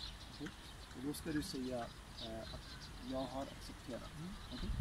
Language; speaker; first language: Swedish; non-native, fluent; Arabic